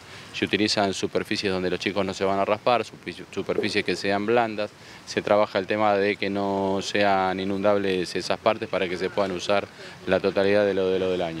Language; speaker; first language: Spanish; native; Spanish